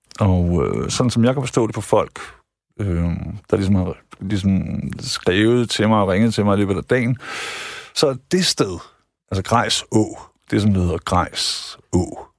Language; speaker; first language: Danish; native; Danish